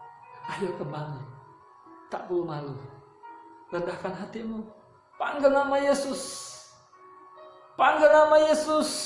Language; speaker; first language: Indonesian; native; Indonesian